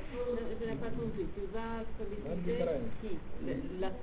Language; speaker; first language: French; non-native, fluent; Italian